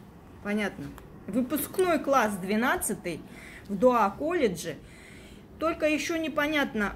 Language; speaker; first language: Russian; native; Russian